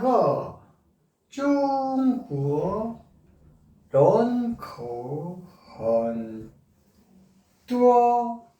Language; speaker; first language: Chinese; non-native, learner; Korean